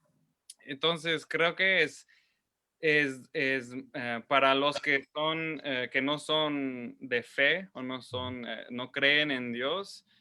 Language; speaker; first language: Spanish; non-native, fluent; English